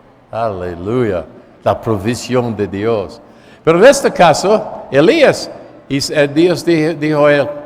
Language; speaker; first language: Spanish; non-native, fluent; English